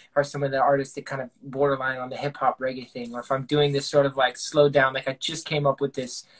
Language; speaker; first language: English; native; English